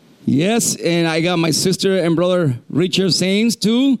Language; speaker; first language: English; non-native, local second language; Spanish